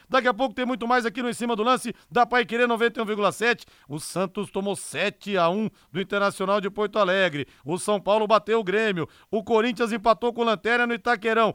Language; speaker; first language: Portuguese; native; Portuguese